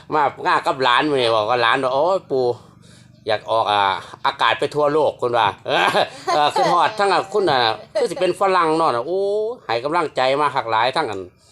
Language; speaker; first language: Thai; native; Thai